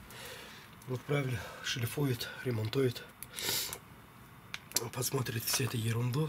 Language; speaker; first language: Russian; non-native, fluent; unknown